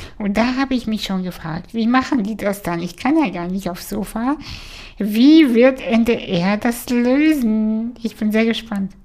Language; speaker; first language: German; early bilingual, other home language; Russian